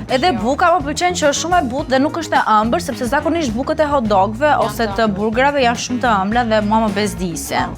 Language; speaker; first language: Albanian; native; Albanian